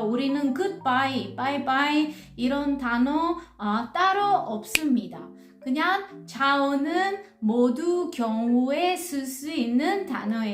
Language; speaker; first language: Korean; non-native, learner; Italian